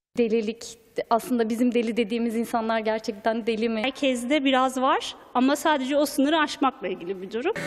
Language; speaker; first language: Turkish; native; Turkish